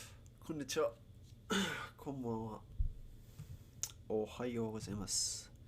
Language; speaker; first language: Japanese; non-native, learner; English